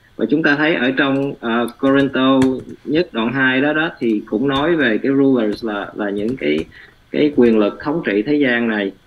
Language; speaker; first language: Vietnamese; early bilingual, heritage; Vietnamese